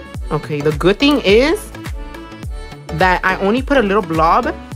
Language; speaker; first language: English; early bilingual, other home language; Spanish